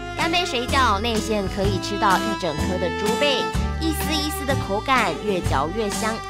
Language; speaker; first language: Chinese; native; Chinese